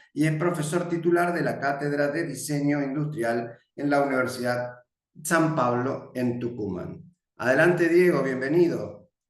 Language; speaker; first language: Spanish; native; Spanish